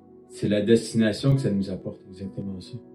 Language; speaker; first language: French; native; French